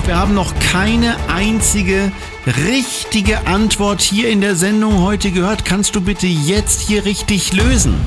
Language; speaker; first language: German; native; German